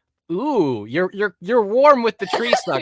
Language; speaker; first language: English; native; English